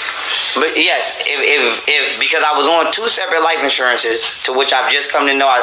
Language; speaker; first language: English; native; English